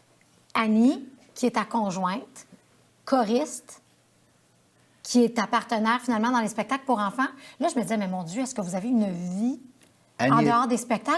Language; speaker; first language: French; native; French